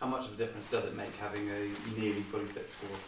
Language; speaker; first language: English; native; English